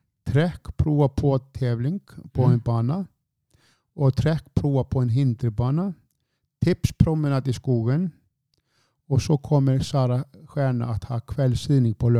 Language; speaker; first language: Swedish; non-native, fluent; Icelandic